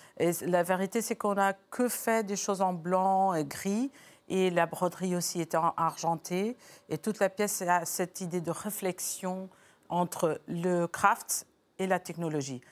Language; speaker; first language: French; non-native, fluent; Portuguese